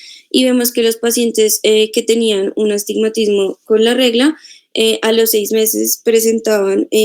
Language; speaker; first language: Spanish; native; Spanish